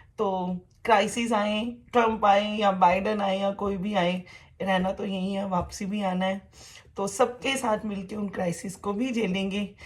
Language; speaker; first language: Hindi; native; Hindi